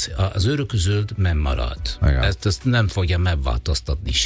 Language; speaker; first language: Hungarian; non-native, fluent; Italian